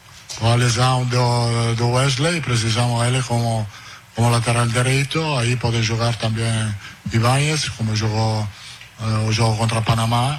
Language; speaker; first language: Portuguese; non-native, fluent; Italian